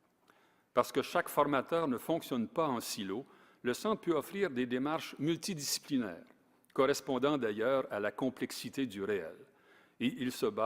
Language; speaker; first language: French; native; French